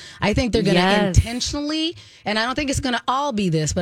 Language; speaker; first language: English; native; English